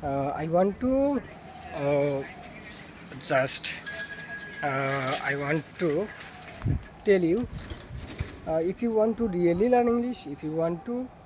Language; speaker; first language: English; non-native, learner; Bangla